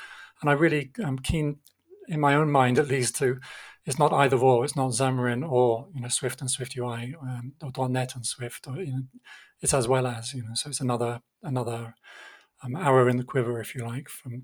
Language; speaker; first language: English; native; English